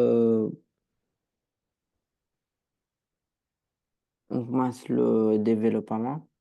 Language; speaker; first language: French; non-native, learner; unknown